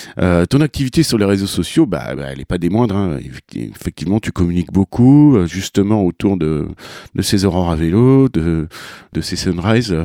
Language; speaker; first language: French; native; French